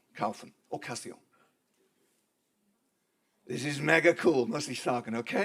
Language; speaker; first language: German; non-native, fluent; English